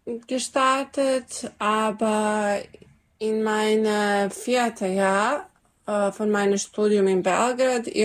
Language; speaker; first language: German; non-native, learner; Serbian